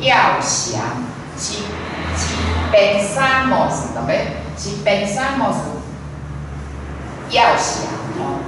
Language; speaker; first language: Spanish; non-native, learner; Chinese